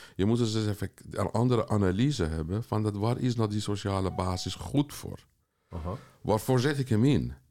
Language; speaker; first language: Dutch; non-native, fluent; Persian